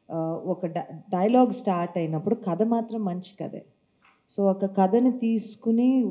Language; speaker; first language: Telugu; native; Telugu